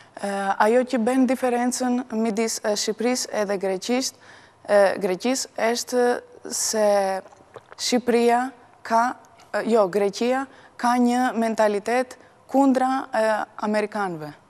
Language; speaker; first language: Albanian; early bilingual, heritage; Albanian